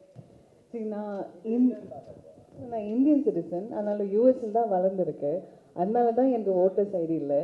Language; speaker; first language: Tamil; early bilingual, heritage; Tamil